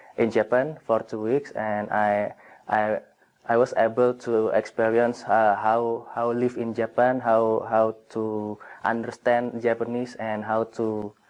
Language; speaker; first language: English; non-native, fluent; Indonesian